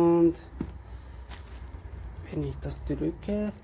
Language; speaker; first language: German; non-native, fluent; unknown